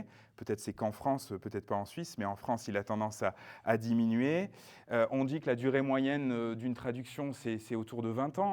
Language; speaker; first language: French; native; French